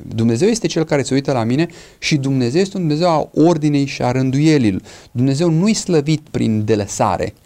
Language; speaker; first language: Romanian; non-native, fluent; English